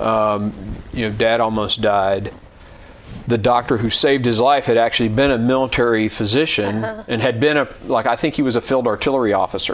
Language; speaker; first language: English; native; English